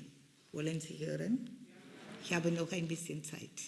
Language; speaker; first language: German; non-native, fluent; Malayalam